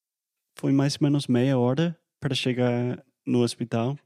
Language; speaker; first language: Portuguese; non-native, fluent; English